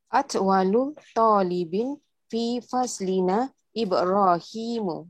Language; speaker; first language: Arabic; non-native, learner; Malay